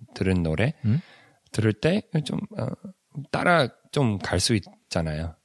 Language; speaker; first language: Korean; early bilingual, heritage; Korean